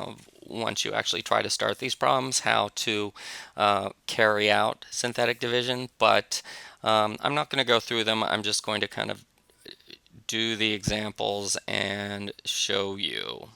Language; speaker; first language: English; native; English